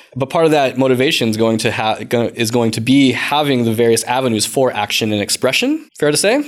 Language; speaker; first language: English; native; English